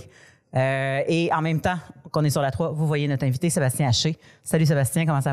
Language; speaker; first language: French; native; French